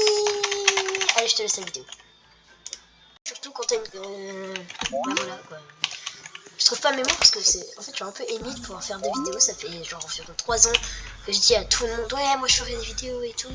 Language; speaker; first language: French; native; French